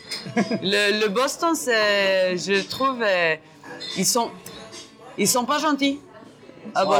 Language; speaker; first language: French; non-native, learner; Hebrew